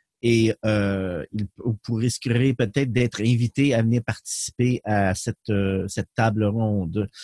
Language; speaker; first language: French; native; French